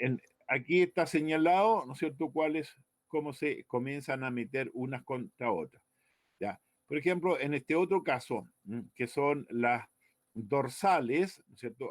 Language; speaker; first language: Spanish; native; Spanish